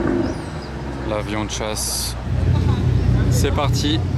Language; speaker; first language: French; native; French